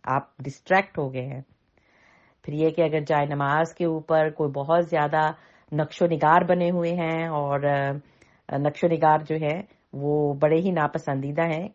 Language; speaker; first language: Urdu; native; Urdu